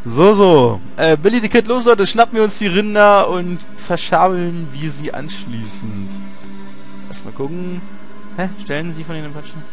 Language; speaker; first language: German; native; German